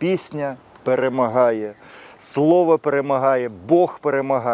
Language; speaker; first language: Ukrainian; native; Ukrainian